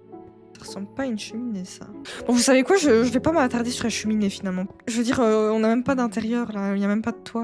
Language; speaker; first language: French; native; French